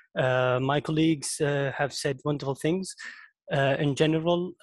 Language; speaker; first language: English; non-native, fluent; Arabic